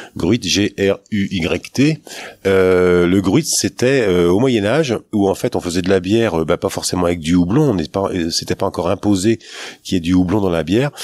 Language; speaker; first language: French; native; French